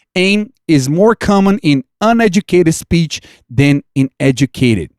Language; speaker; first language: English; non-native, fluent; Portuguese